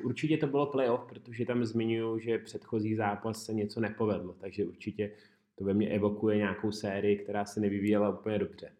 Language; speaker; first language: Czech; native; Czech